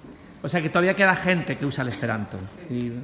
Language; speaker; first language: Spanish; native; Spanish